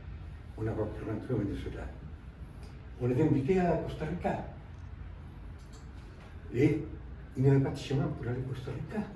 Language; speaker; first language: French; non-native, fluent; Spanish